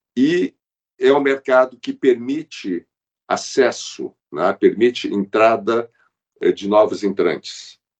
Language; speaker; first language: Portuguese; early bilingual, other home language; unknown